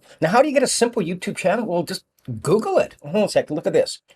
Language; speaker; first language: English; native; English